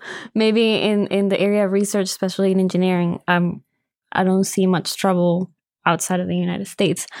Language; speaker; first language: English; non-native, fluent; Spanish